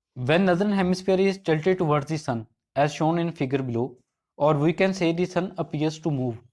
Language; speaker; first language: English; non-native, local second language; Punjabi